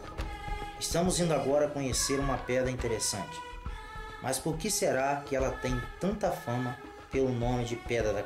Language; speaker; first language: Portuguese; native; Portuguese